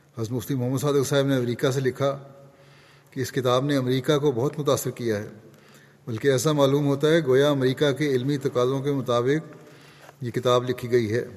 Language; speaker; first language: Urdu; native; Urdu